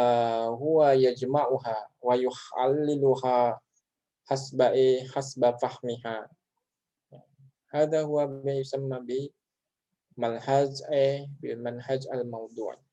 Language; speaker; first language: Arabic; non-native, fluent; Indonesian